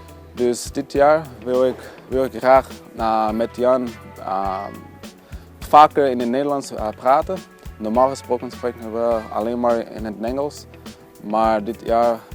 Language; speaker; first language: Dutch; non-native, fluent; Portuguese